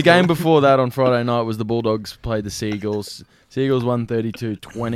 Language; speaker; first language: English; native; English